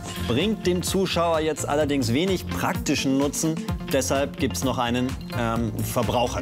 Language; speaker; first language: German; native; German